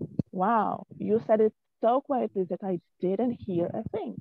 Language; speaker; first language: English; non-native, fluent; Ukrainian